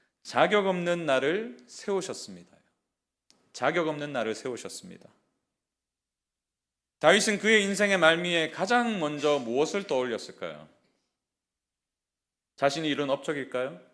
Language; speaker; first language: Korean; native; Korean